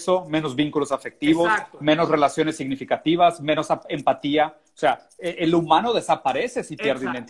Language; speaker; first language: Spanish; native; Spanish